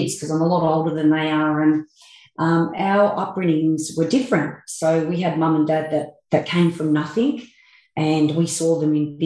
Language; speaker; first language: English; native; English